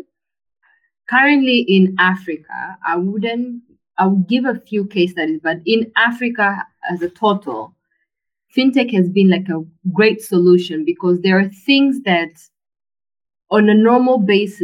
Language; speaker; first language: English; non-native, local second language; Swahili